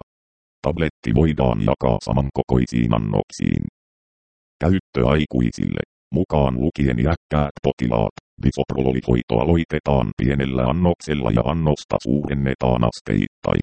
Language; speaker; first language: Finnish; native; Finnish